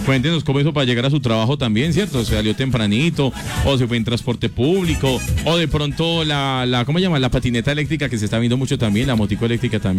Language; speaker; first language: Spanish; native; Spanish